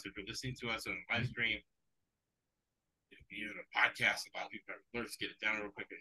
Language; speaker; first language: English; early bilingual, other home language; Spanish